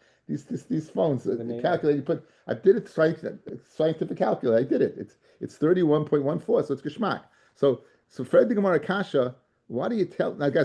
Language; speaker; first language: English; native; English